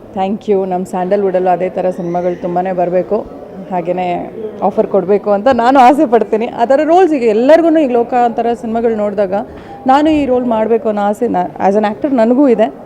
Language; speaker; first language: Kannada; native; Kannada